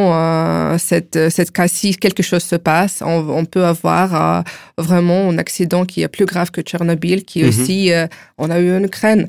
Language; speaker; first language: French; non-native, fluent; Ukrainian